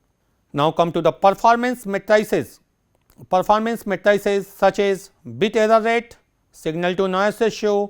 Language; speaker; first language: English; non-native, local second language; Hindi